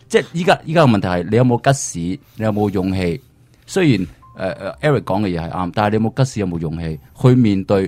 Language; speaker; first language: Cantonese; early bilingual, other home language; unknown